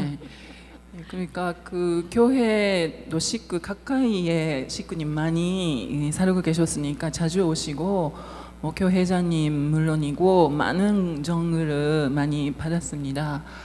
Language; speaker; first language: Korean; non-native, fluent; Japanese